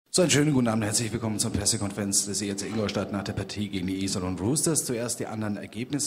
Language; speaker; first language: German; native; German